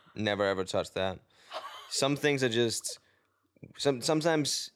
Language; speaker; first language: English; non-native, fluent; Danish